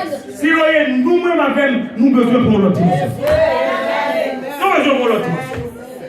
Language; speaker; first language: French; non-native, local second language; Haitian Creole